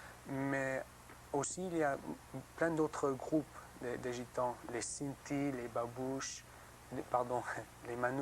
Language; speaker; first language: French; non-native, learner; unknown